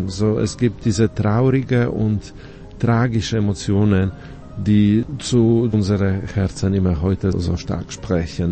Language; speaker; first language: German; non-native, fluent; Polish